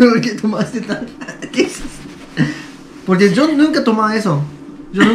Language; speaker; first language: Spanish; non-native, learner; Japanese